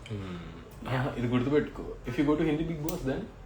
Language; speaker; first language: Telugu; native; Telugu